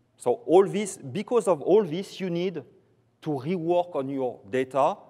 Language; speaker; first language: English; non-native, fluent; French